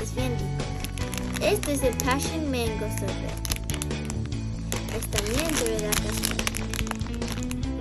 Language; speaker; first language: Spanish; early bilingual, heritage; Spanish